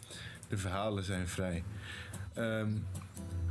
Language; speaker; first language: Dutch; native; Dutch